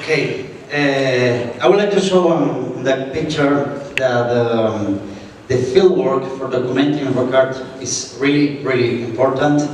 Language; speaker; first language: English; non-native, fluent; Spanish